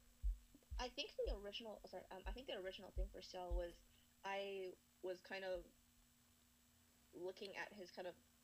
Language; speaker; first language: English; native; English